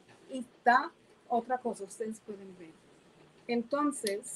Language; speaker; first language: Spanish; non-native, fluent; English